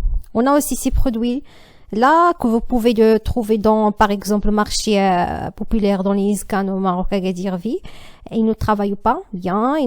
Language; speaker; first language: French; non-native, learner; Arabic